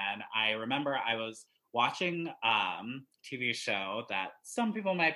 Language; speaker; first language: English; native; English